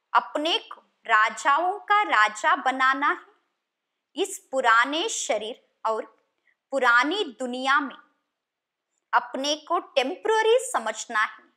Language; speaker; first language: Hindi; non-native, local second language; Kannada